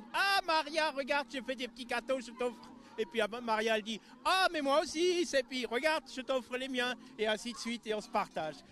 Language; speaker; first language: French; native; French